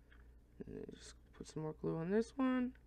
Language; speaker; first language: English; native; English